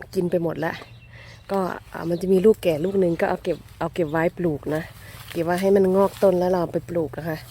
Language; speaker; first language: Thai; non-native, local second language; Northern Khmer